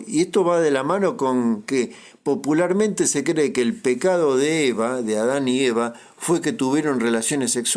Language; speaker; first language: Spanish; native; Spanish